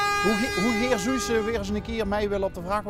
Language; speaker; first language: Dutch; native; Dutch